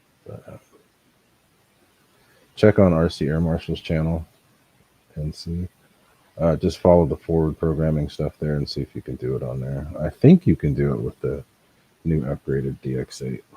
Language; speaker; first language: English; native; English